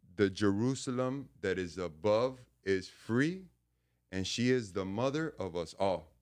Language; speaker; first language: English; native; English